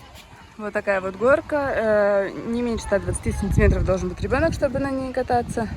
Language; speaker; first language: Russian; native; Russian